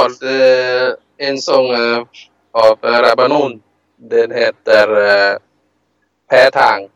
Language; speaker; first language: Swedish; non-native, fluent; Thai